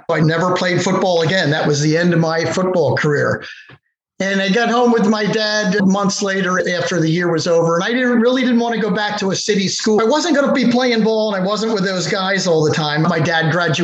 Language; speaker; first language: English; native; English